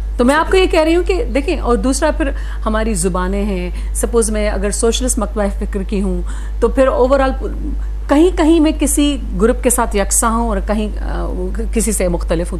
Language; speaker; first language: Urdu; non-native, local second language; Sindhi